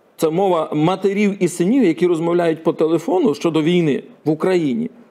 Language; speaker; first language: Ukrainian; native; Ukrainian